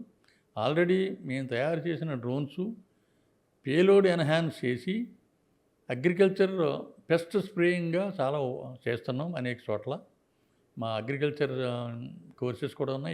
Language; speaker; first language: Telugu; native; Telugu